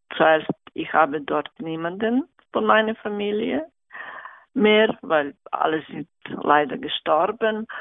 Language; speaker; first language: German; non-native, fluent; Serbian